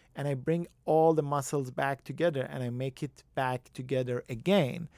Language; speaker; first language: English; non-native, fluent; Persian